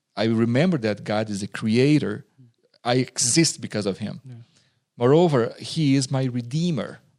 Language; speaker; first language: English; non-native, fluent; Portuguese